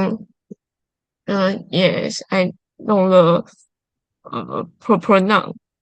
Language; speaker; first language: English; non-native, learner; Chinese